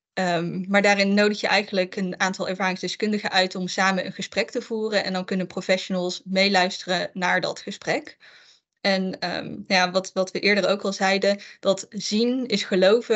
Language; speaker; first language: Dutch; native; Dutch